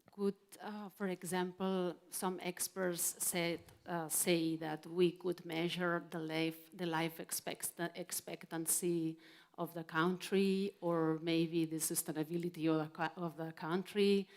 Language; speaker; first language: English; non-native, fluent; Catalan